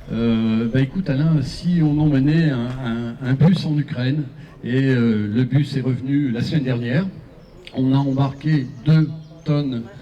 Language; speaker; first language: French; native; French